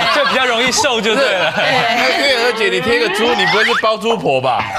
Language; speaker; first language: Chinese; native; Chinese